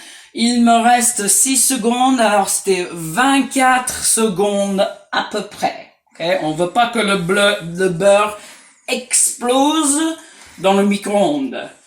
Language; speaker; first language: French; non-native, fluent; English